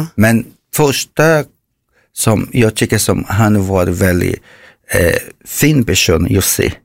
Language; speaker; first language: Swedish; non-native, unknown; Portuguese